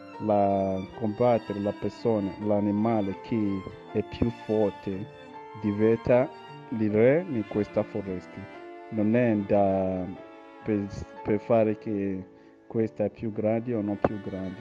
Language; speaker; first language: Italian; non-native, learner; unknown